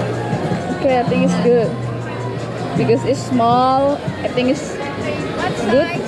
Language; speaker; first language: English; non-native, learner; Indonesian